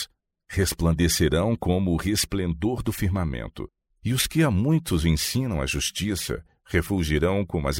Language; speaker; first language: Portuguese; native; Portuguese